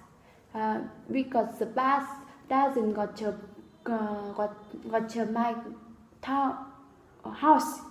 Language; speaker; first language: English; non-native, learner; Vietnamese